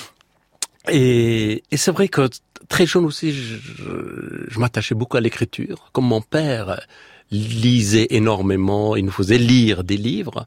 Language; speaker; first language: French; non-native, fluent; Persian